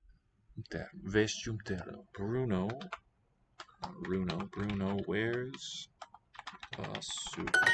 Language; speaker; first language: Portuguese; non-native, learner; English